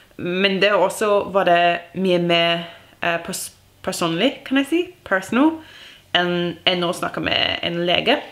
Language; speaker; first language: Norwegian; non-native, learner; English